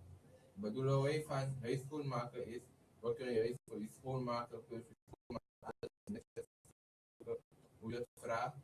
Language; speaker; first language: Dutch; non-native, learner; Haitian Creole